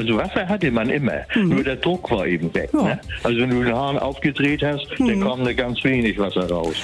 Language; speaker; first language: German; native; German